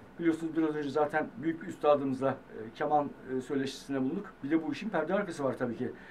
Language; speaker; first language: Turkish; native; Turkish